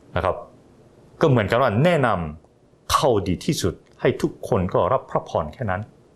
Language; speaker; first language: Thai; non-native, fluent; Korean